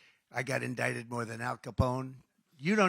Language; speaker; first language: English; native; English